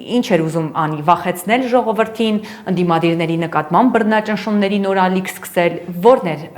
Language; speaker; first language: Armenian; native; Armenian